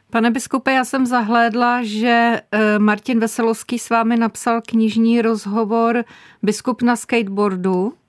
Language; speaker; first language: Czech; native; Czech